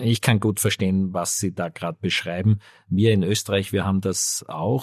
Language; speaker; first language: German; native; German